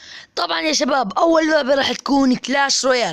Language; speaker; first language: Arabic; native; Arabic